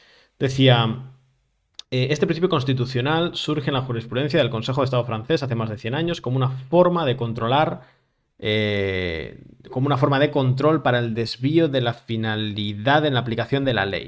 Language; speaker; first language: Spanish; native; Spanish